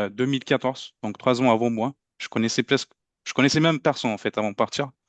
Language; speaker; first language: French; non-native, fluent; Turkish